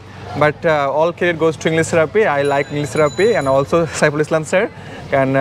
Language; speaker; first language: English; non-native, learner; Bangla